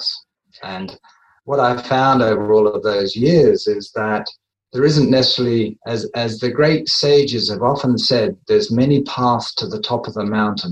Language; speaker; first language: English; native; English